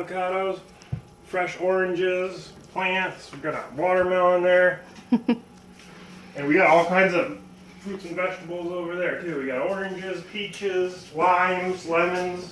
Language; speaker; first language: English; native; English